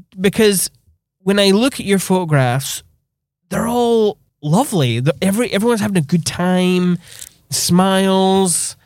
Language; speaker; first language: English; native; English